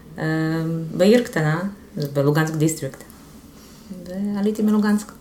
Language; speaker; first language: Hebrew; non-native, fluent; Russian